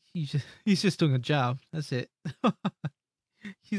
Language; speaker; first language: English; native; English